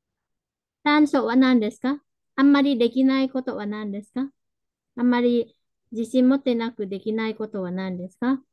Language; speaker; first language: Japanese; non-native, fluent; Vietnamese